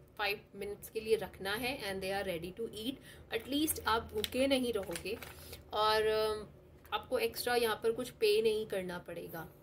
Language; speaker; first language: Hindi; non-native, local second language; Telugu